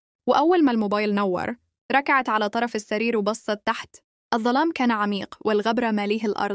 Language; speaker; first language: Arabic; native; Arabic